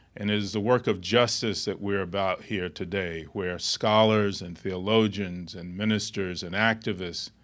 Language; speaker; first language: English; native; English